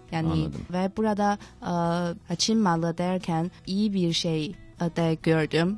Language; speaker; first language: Turkish; non-native, fluent; Chinese